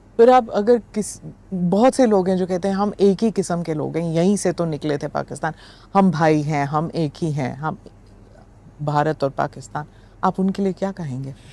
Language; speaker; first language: Hindi; native; Hindi